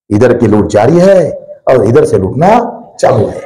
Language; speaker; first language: Hindi; non-native, local second language; Marathi